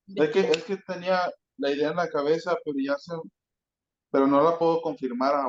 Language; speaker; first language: Spanish; native; Spanish